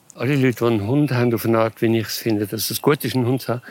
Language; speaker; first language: German; native; German